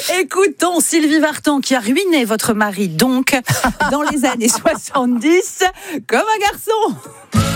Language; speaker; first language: French; native; French